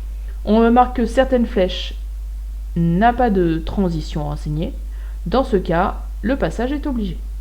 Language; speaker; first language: French; native; French